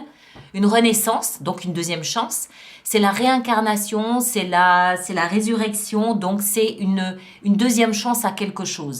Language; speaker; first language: French; native; French